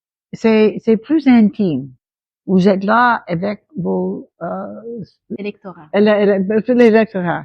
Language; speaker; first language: French; non-native, local second language; English